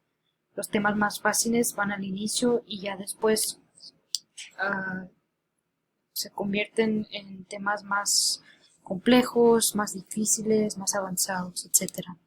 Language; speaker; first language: Spanish; early bilingual, heritage; Spanish